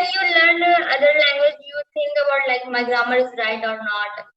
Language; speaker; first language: English; non-native, learner; Hindi